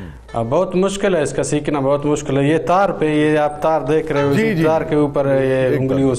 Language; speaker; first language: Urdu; non-native, local second language; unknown